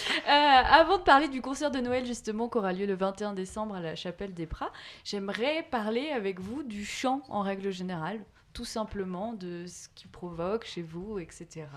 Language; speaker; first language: French; native; French